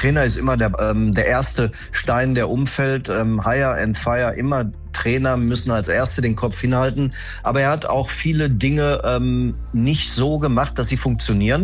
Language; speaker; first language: German; native; German